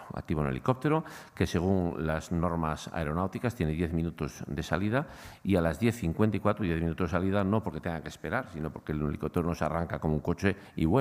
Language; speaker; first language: Spanish; native; Spanish